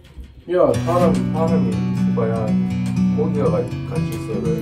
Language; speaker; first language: Korean; native; Korean